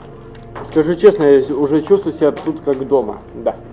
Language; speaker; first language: Russian; native; Russian